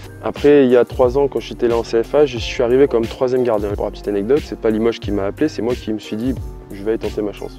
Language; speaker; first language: French; native; French